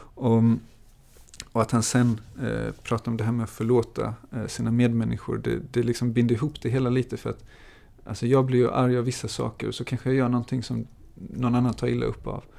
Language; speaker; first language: Swedish; native; Swedish